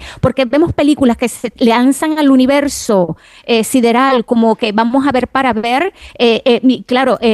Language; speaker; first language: Spanish; native; Spanish